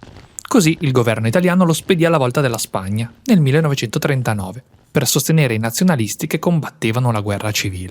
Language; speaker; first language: Italian; native; Italian